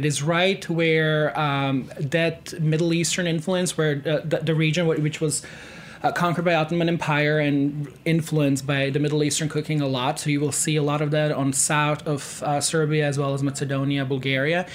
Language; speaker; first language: English; non-native, fluent; Serbian